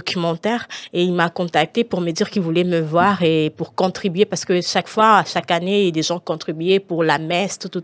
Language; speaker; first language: French; non-native, local second language; Lingala